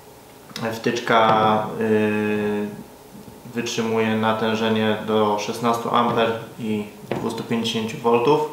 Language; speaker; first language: Polish; native; Polish